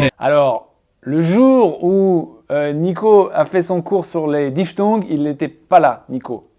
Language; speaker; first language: French; native; French